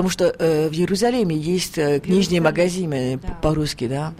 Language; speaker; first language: Russian; non-native, fluent; French